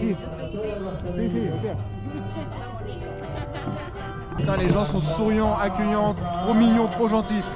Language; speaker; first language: French; native; French